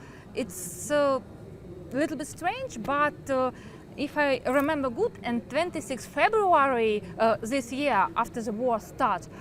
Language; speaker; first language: English; non-native, learner; Ukrainian